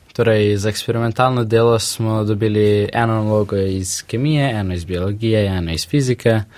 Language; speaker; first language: Slovenian; early bilingual, other home language; Russian